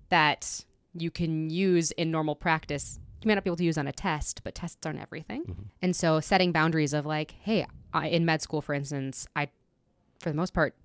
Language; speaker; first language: English; native; English